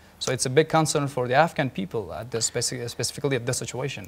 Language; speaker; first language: English; non-native, fluent; Persian